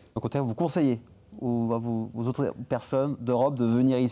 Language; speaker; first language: French; native; French